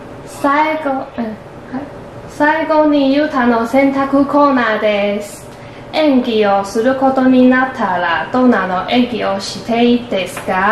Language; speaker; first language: Japanese; non-native, learner; Chinese